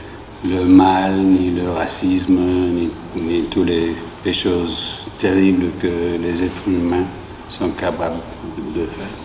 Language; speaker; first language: French; non-native, fluent; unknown